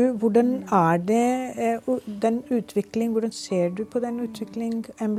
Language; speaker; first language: Norwegian; non-native, fluent; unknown